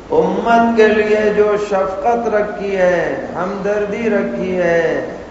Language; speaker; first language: Urdu; native; Urdu